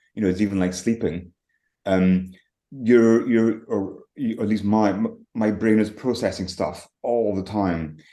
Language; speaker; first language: English; native; English